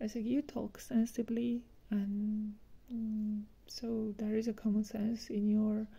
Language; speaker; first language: English; non-native, fluent; Georgian